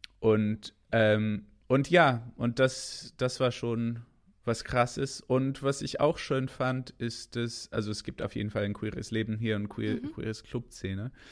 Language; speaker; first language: German; non-native, fluent; English